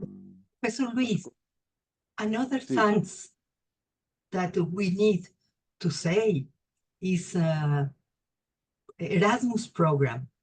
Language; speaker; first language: English; non-native, learner; Spanish